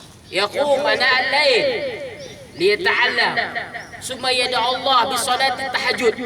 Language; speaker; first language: Arabic; non-native, fluent; Indonesian